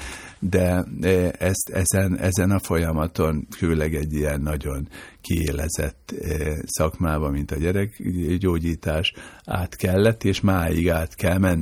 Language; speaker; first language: Hungarian; native; Hungarian